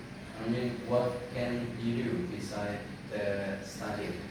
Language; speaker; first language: English; non-native, fluent; Indonesian